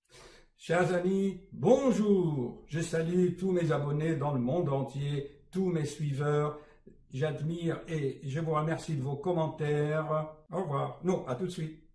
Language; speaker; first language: French; native; French